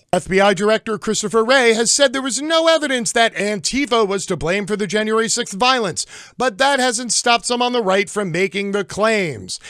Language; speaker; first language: English; native; English